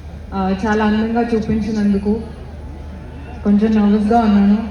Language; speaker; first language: Telugu; non-native, fluent; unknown